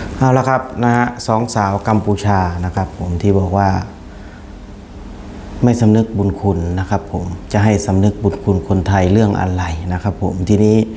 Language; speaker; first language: Thai; non-native, fluent; Khmer